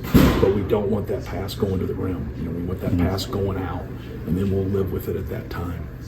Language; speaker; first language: English; native; English